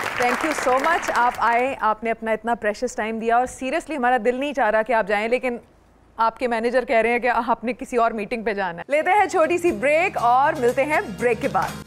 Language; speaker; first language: Urdu; native; Urdu